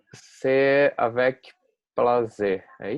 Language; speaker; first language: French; non-native, learner; Portuguese